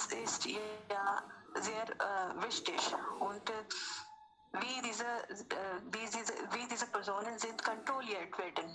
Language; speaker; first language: German; non-native, learner; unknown